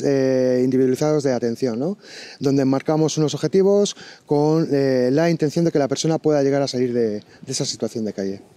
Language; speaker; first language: Spanish; native; Spanish